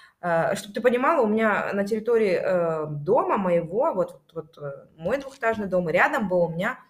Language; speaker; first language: Russian; native; Russian